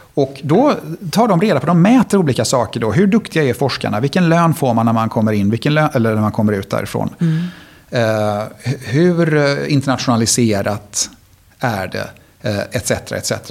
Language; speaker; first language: Swedish; native; Swedish